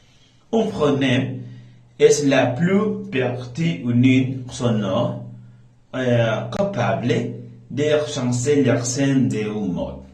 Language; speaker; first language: French; non-native, learner; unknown